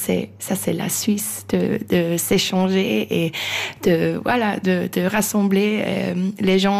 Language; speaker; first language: French; non-native, local second language; Swiss German